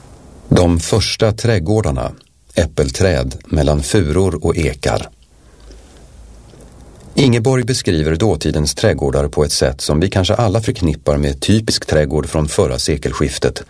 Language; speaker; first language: Swedish; native; Swedish